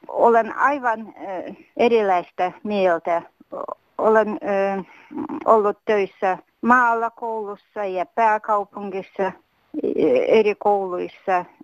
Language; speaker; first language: Finnish; non-native, fluent; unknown